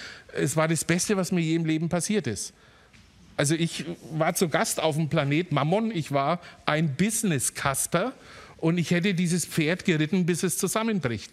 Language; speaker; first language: German; native; German